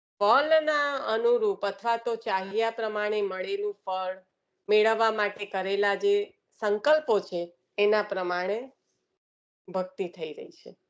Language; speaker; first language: Gujarati; early bilingual, heritage; Gujarati